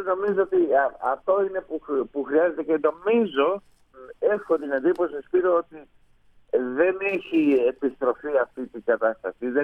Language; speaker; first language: Greek; non-native, fluent; Spanish